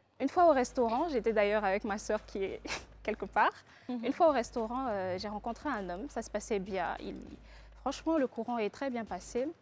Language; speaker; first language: French; non-native, local second language; Fang